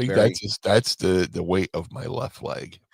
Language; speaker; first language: English; native; English